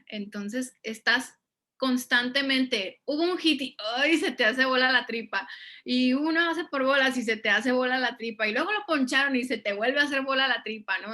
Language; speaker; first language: Spanish; native; Spanish